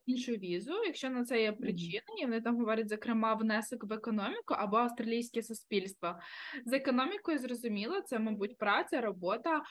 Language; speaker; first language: Ukrainian; native; Ukrainian